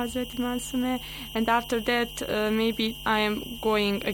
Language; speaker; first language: English; non-native, learner; Bosnian